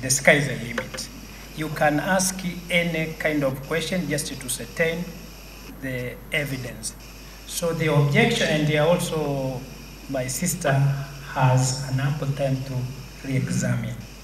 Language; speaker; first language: English; non-native, local second language; Swahili